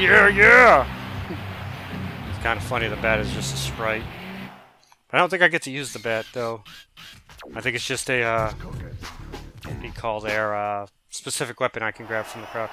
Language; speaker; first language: English; native; English